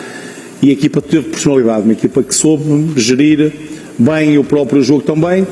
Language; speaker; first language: Portuguese; native; Portuguese